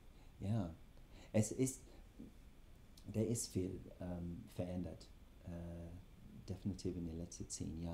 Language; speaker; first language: German; non-native, fluent; English